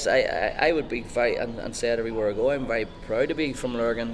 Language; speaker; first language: English; native; English